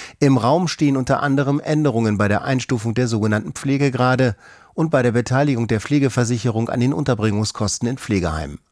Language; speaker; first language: German; native; German